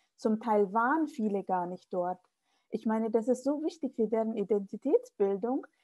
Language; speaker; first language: German; early bilingual, other home language; Arabic